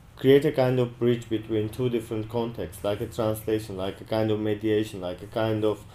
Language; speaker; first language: English; non-native, fluent; Turkish